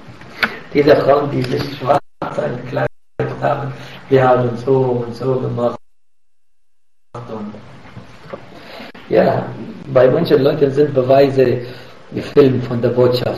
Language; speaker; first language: German; non-native, fluent; Arabic